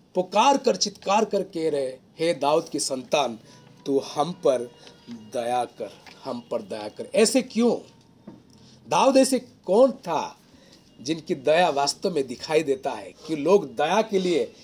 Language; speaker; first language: Hindi; non-native, local second language; Odia